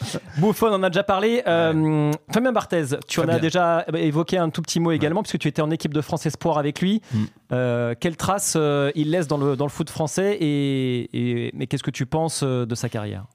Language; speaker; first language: French; native; French